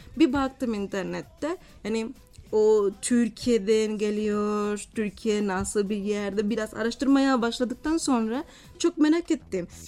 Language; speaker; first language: Turkish; non-native, fluent; Spanish